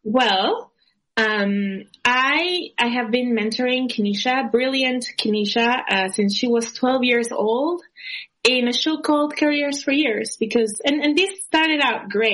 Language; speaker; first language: English; non-native, fluent; Spanish